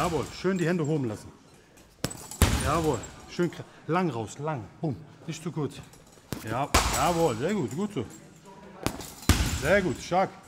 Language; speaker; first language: German; native; German